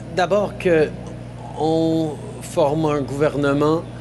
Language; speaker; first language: French; native; French